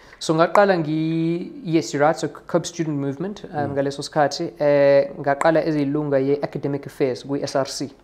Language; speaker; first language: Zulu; non-native, local second language; English